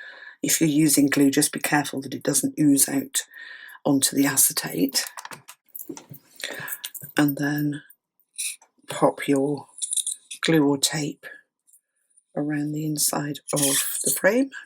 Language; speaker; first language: English; native; English